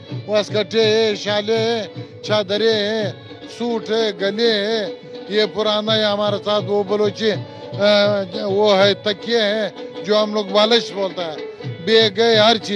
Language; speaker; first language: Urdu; non-native, local second language; Pashto